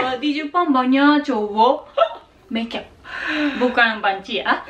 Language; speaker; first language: Indonesian; non-native, fluent; Japanese